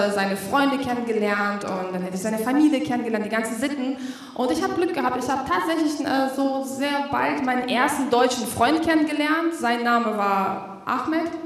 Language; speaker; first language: German; non-native, fluent; Russian